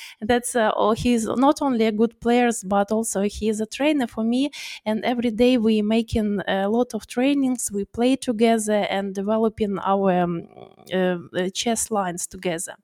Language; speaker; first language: English; non-native, learner; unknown